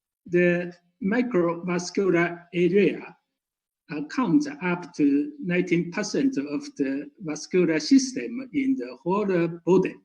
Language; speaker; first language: English; non-native, fluent; Chinese